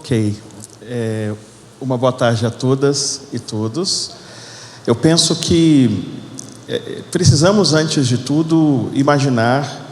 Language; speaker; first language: Portuguese; early bilingual, other home language; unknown